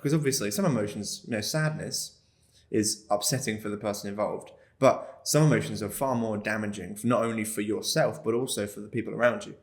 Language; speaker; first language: English; native; English